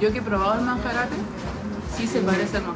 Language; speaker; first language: Spanish; native; Spanish